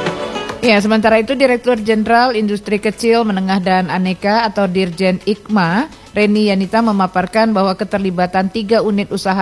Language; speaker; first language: Indonesian; native; Indonesian